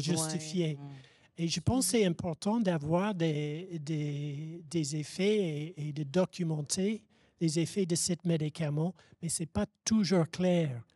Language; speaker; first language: French; non-native, fluent; English